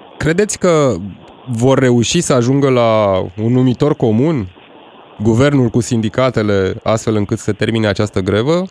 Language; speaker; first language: Romanian; native; Romanian